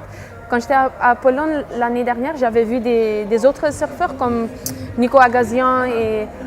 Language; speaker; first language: French; non-native, fluent; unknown